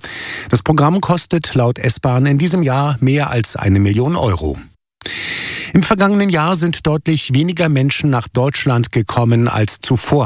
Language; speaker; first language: German; native; German